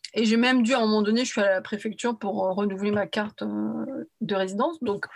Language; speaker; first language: French; early bilingual, other home language; Arabic